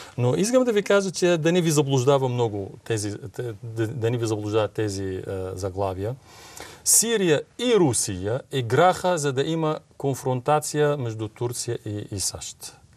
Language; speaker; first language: Bulgarian; non-native, fluent; Arabic